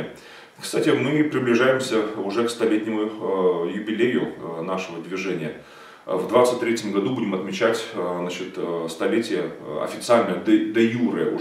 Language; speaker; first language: Russian; native; Russian